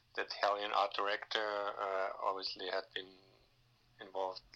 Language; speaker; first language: English; non-native, fluent; Danish